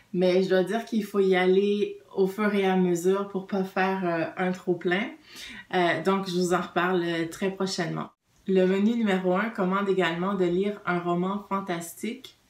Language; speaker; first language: French; native; French